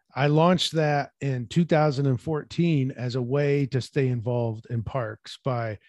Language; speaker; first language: English; native; English